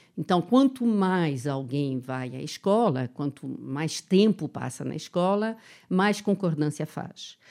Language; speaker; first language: Portuguese; non-native, fluent; French